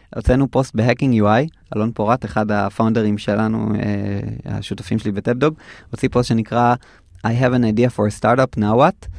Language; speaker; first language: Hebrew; native; Hebrew